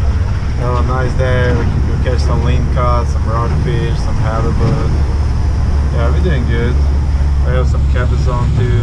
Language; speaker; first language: English; non-native, learner; Russian